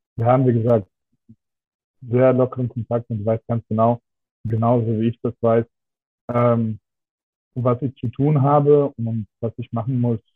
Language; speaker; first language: German; non-native, fluent; Russian